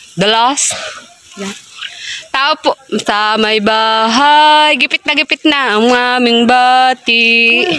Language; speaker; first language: Filipino; native; Filipino